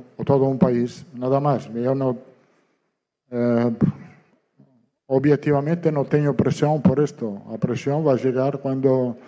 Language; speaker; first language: Spanish; non-native, fluent; Italian